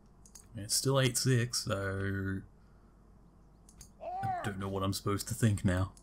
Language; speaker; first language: English; native; English